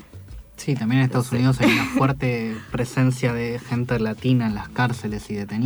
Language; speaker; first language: Spanish; native; Spanish